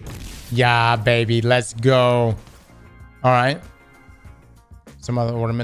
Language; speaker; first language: English; native; English